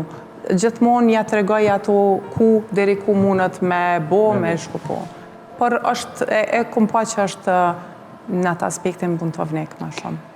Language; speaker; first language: Albanian; native; Albanian